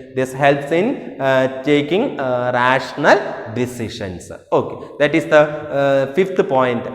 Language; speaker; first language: English; non-native, local second language; Malayalam